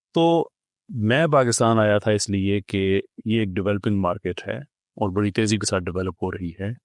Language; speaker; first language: Urdu; non-native, local second language; Punjabi